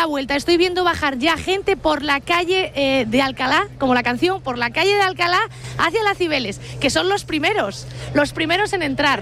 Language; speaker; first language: Spanish; native; Spanish